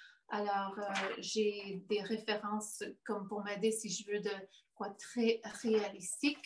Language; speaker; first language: French; non-native, fluent; English